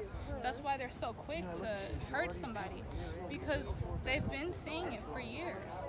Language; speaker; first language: English; native; English